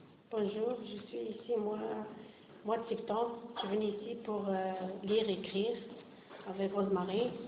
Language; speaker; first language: French; non-native, learner; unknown